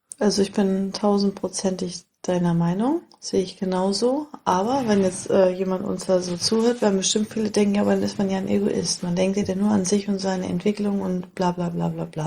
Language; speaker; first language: German; native; German